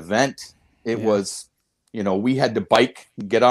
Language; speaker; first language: English; native; English